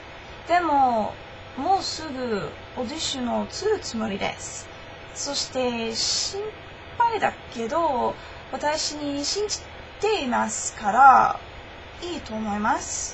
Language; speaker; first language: Japanese; non-native, learner; English